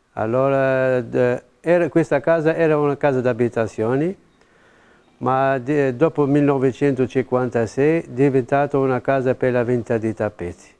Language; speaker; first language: Italian; non-native, local second language; Arabic